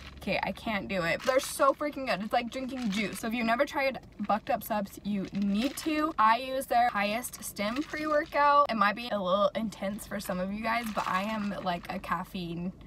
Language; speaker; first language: English; native; English